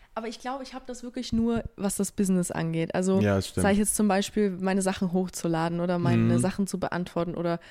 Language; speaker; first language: German; native; German